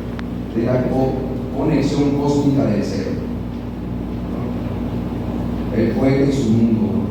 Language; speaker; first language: Spanish; native; Spanish